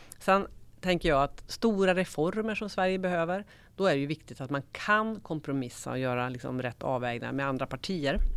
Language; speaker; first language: Swedish; native; Swedish